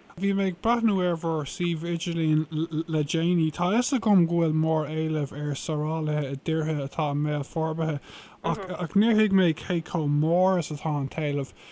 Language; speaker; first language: Irish; non-native, local second language; English